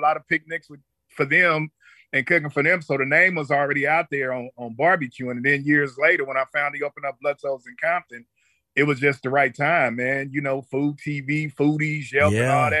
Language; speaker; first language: English; native; English